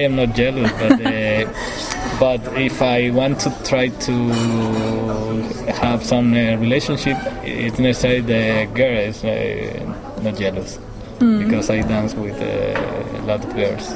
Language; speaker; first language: English; non-native, learner; Spanish